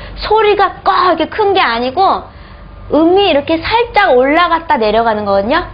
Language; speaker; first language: Korean; native; Korean